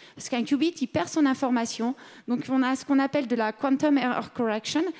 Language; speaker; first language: French; native; French